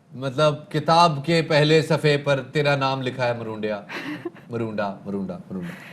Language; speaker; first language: Urdu; native; Urdu